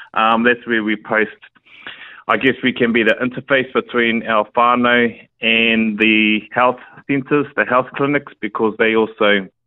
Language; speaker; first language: English; native; English